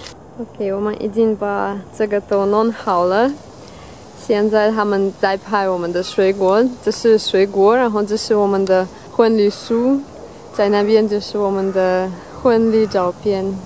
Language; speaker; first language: Chinese; non-native, fluent; Russian